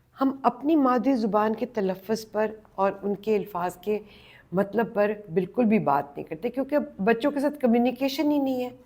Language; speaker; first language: Urdu; native; Urdu